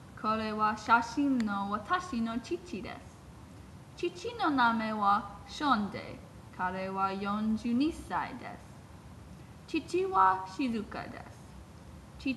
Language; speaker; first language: Japanese; non-native, learner; English